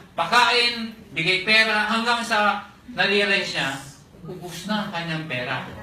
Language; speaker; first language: Filipino; non-native, local second language; Hiligaynon